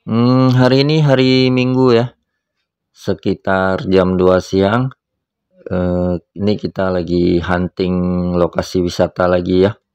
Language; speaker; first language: Indonesian; native; Indonesian